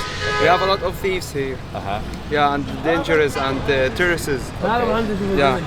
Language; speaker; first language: English; non-native, learner; Arabic